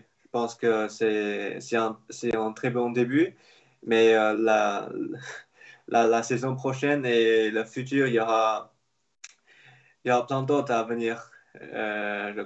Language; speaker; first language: French; non-native, fluent; Chinese